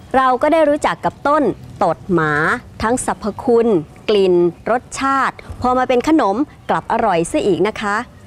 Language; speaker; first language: Thai; native; Thai